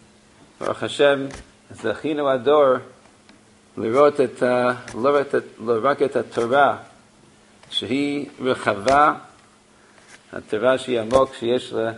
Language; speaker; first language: Hebrew; non-native, fluent; English